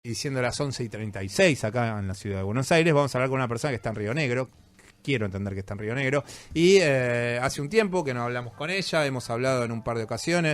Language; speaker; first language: Spanish; native; Spanish